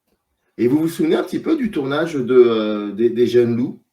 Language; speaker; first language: French; native; French